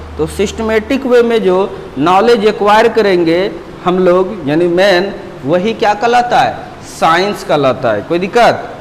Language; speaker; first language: Hindi; native; Hindi